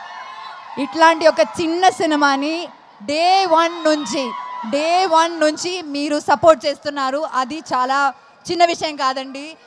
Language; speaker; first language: Telugu; non-native, fluent; Malayalam